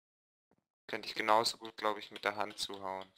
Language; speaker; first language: German; native; German